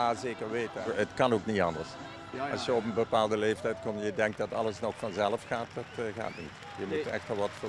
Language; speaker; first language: Dutch; native; Dutch